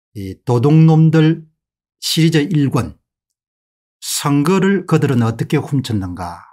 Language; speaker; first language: Korean; native; Korean